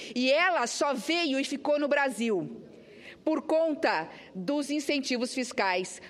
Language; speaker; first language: Portuguese; native; Portuguese